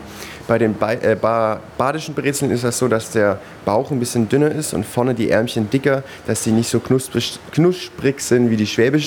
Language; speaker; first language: German; native; German